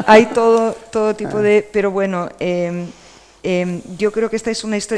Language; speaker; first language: Spanish; native; Spanish